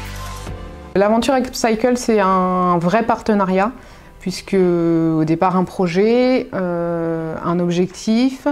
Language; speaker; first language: French; native; French